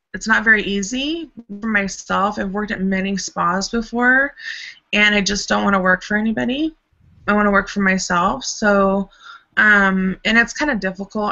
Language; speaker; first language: English; native; English